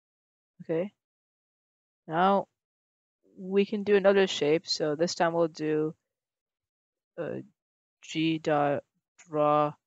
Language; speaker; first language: English; native; English